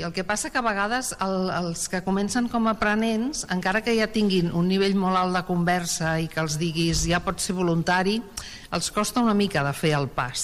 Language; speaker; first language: Catalan; native; Catalan